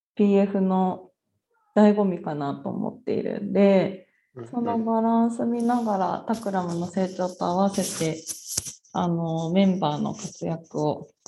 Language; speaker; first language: Japanese; native; Japanese